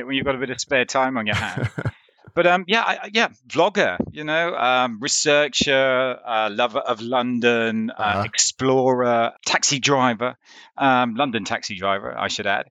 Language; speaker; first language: English; native; English